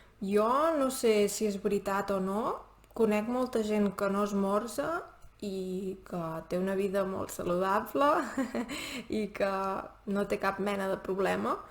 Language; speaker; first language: Catalan; native; Catalan